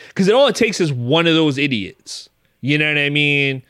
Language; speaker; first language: English; native; English